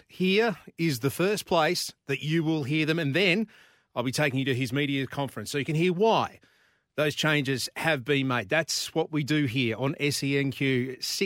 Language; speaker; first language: English; native; English